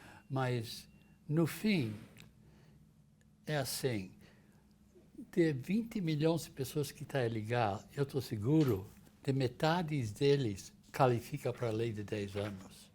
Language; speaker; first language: Portuguese; non-native, fluent; English